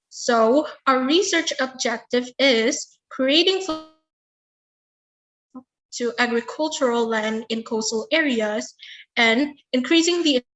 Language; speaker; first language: English; non-native, learner; Indonesian